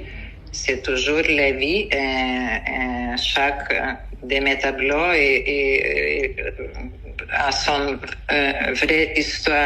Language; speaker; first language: French; non-native, fluent; Lithuanian